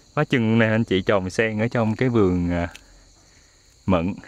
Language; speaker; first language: Vietnamese; native; Vietnamese